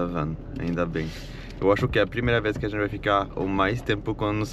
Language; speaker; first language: Portuguese; non-native, fluent; French